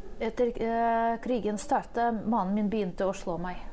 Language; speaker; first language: Norwegian; non-native, fluent; Ukrainian